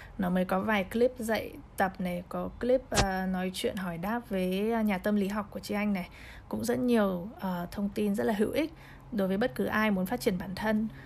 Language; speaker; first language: Vietnamese; early bilingual, heritage; Vietnamese